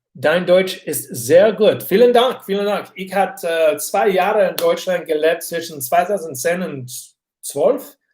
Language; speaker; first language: German; non-native, learner; English